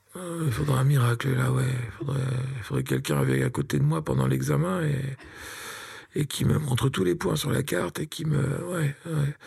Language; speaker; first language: French; native; French